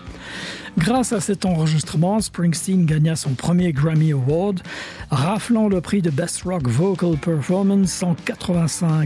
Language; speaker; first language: French; native; French